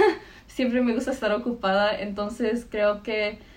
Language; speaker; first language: Spanish; early bilingual, heritage; Spanish